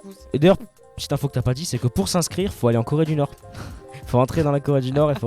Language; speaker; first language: French; native; French